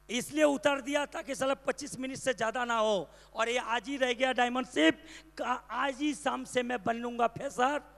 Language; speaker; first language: Hindi; non-native, local second language; Bangla